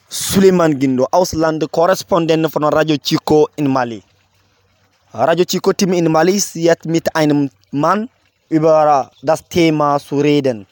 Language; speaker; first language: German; non-native, learner; French